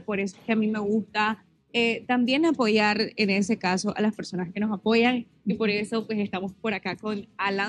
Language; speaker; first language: Spanish; native; Spanish